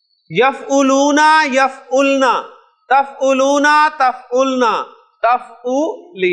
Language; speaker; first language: Arabic; non-native, fluent; Urdu